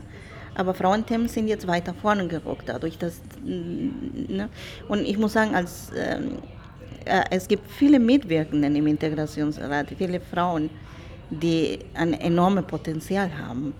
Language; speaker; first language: German; non-native, fluent; Spanish